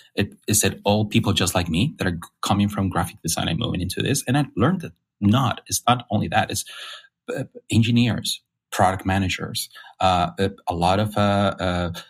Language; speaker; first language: English; non-native, fluent; Spanish